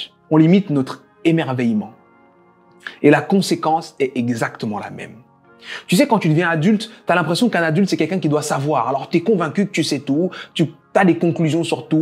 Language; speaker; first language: French; native; French